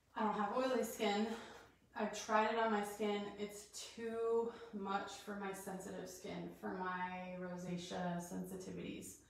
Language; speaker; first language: English; native; English